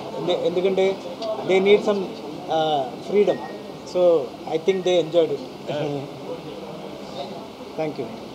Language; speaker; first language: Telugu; non-native, fluent; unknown